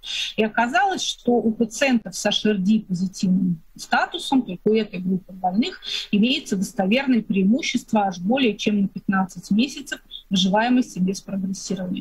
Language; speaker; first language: Russian; native; Russian